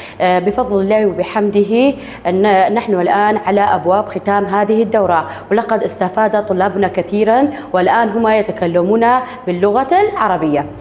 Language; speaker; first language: Arabic; non-native, local second language; Kurdish